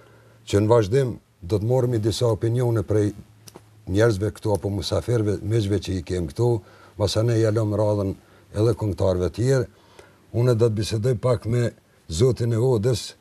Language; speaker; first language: Albanian; native; Albanian